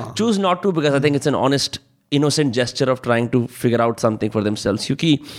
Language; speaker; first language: Hindi; native; Hindi